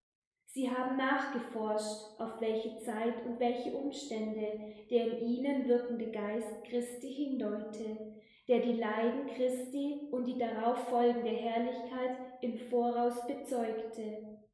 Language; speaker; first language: German; native; German